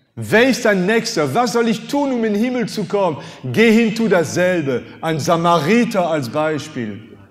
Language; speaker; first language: German; non-native, fluent; French